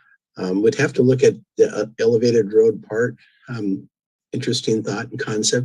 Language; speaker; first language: English; native; English